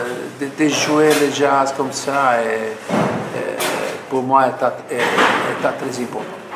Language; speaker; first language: French; non-native, fluent; Italian